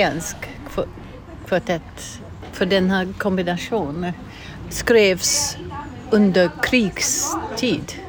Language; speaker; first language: Swedish; non-native, fluent; English